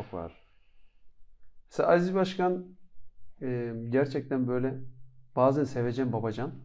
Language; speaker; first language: Turkish; native; Turkish